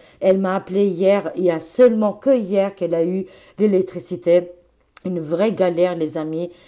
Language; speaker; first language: French; non-native, fluent; Albanian